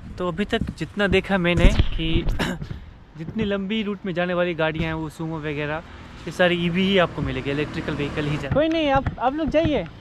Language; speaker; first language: Hindi; native; Hindi